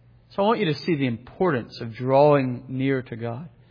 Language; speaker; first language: English; native; English